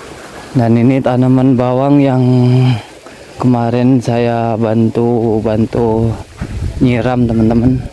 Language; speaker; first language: Indonesian; non-native, local second language; Madurese